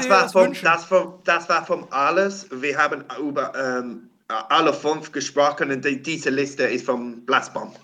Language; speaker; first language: German; non-native, learner; English